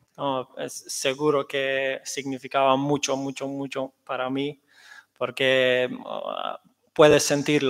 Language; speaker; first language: Spanish; non-native, fluent; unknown